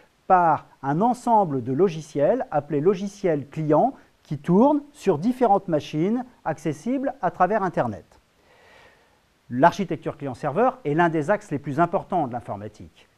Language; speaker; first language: French; native; French